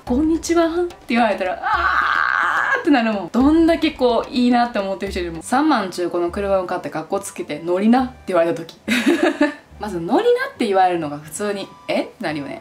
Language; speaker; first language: Japanese; native; Japanese